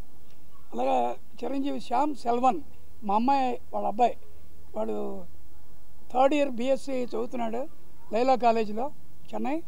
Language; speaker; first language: Telugu; native; Telugu